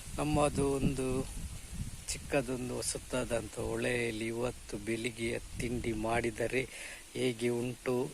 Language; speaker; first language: Kannada; non-native, local second language; Tulu